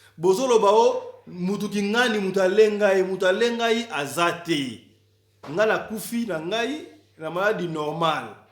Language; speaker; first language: Lingala; native; Lingala